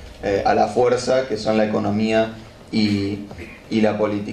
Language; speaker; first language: Spanish; native; Spanish